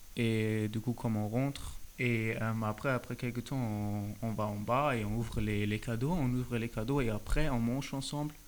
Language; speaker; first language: French; non-native, fluent; German